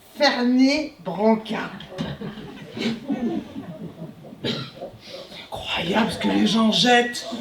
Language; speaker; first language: French; native; French